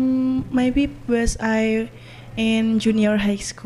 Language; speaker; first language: English; non-native, learner; Indonesian